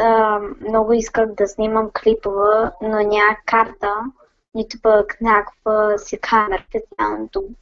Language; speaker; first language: Bulgarian; native; Bulgarian